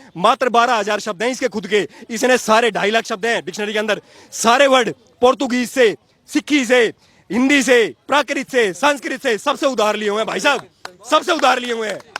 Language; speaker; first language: Hindi; native; Hindi